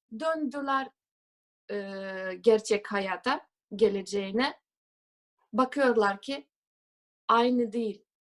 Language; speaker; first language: Turkish; non-native, fluent; Russian